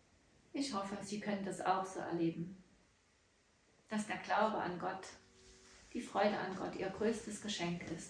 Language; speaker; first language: German; native; German